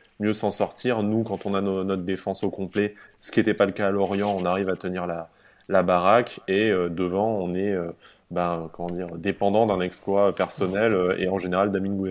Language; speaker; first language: French; native; French